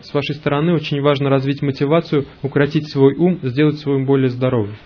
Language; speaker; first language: Russian; native; Russian